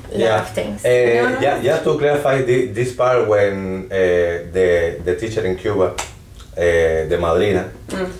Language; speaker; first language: English; non-native, learner; Spanish